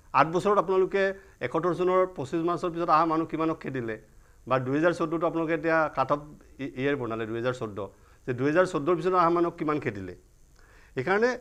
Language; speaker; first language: Assamese; native; Assamese